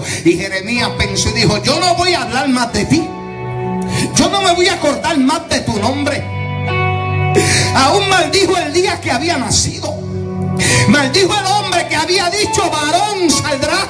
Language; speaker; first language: Spanish; native; Spanish